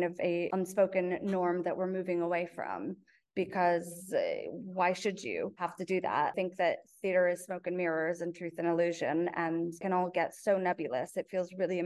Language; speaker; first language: English; native; English